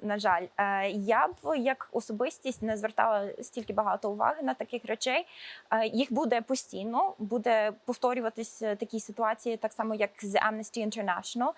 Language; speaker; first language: Ukrainian; early bilingual, heritage; Ukrainian